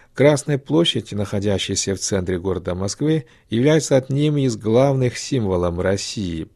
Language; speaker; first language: Russian; non-native, fluent; Chinese